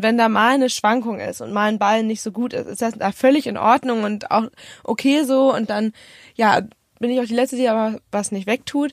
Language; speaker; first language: German; native; German